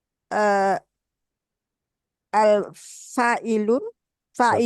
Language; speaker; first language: Arabic; non-native, learner; Indonesian